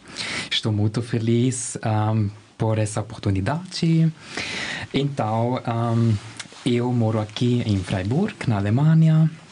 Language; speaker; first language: Portuguese; non-native, learner; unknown